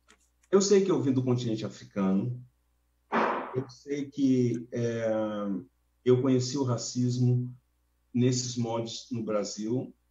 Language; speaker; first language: Portuguese; non-native, fluent; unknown